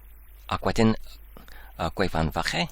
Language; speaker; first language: Welsh; non-native, learner; Polish